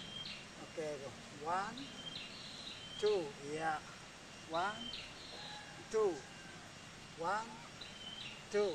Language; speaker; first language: English; non-native, learner; Indonesian